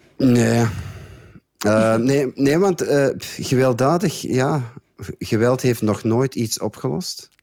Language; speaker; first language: Dutch; native; Dutch